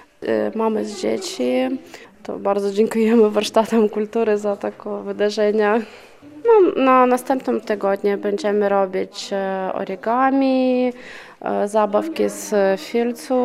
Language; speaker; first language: Polish; non-native, learner; Ukrainian